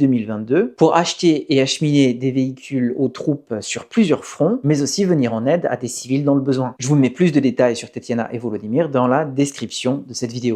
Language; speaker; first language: French; native; French